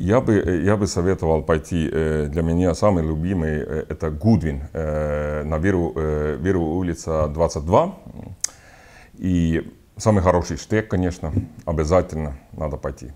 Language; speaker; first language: Russian; non-native, local second language; Estonian